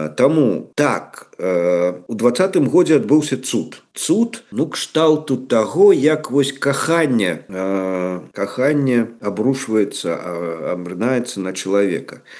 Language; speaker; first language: Belarusian; non-native, local second language; Russian